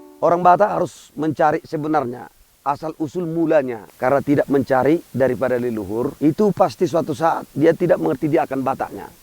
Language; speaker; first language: Indonesian; non-native, local second language; Batak Toba